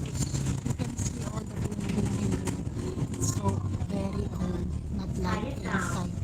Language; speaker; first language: English; non-native, local second language; Filipino